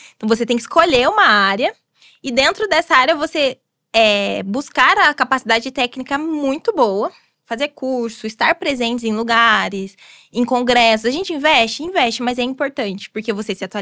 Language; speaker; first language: Portuguese; native; Portuguese